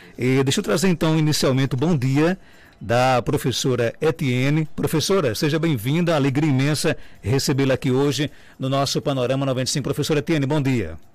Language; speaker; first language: Portuguese; native; Portuguese